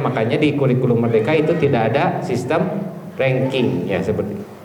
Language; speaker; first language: Indonesian; native; Indonesian